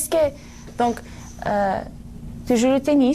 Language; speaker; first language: French; non-native, learner; English